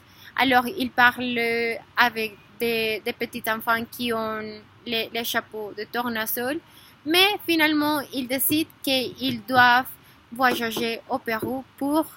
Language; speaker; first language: French; non-native, learner; Spanish